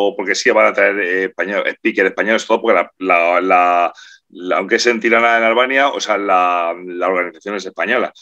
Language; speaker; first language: Spanish; native; Spanish